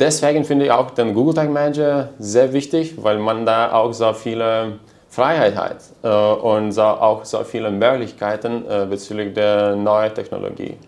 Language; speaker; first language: German; non-native, learner; Lithuanian